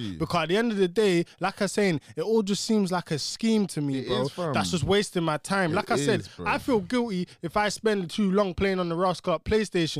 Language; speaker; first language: English; native; English